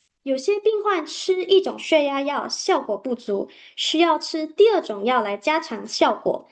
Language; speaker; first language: Chinese; native; Chinese